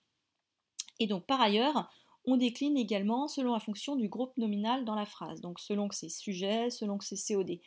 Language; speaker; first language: French; native; French